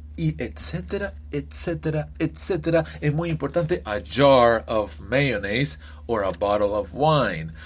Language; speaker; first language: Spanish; early bilingual, heritage; Spanish